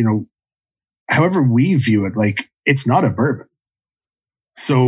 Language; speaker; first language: English; native; English